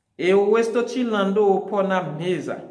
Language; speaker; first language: Portuguese; non-native, fluent; Haitian Creole